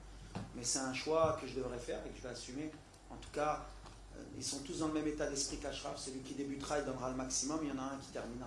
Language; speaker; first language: French; native; French